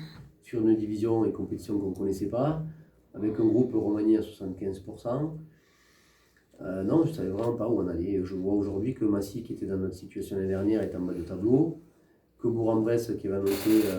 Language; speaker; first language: French; native; French